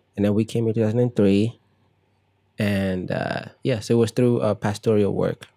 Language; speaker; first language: English; early bilingual, other home language; Igbo